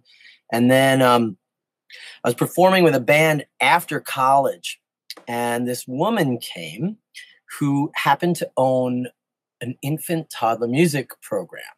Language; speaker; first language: English; native; English